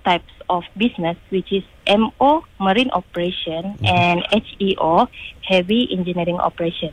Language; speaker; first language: English; non-native, local second language; Malay